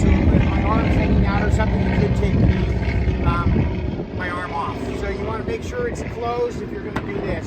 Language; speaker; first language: English; native; English